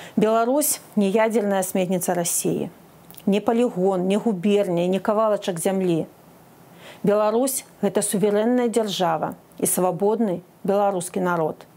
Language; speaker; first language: Belarusian; non-native, local second language; Russian